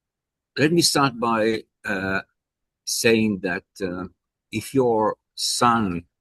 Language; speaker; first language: English; non-native, fluent; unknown